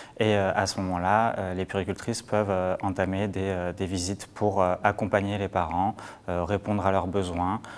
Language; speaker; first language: French; native; French